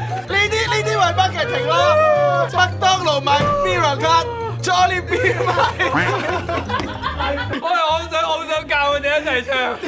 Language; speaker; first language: Cantonese; native; Cantonese